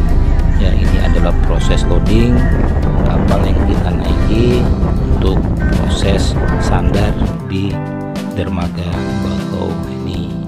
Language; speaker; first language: Indonesian; native; Indonesian